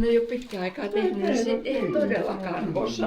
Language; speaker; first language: Finnish; native; Finnish